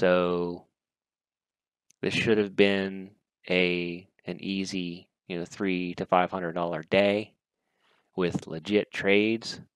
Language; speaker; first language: English; native; English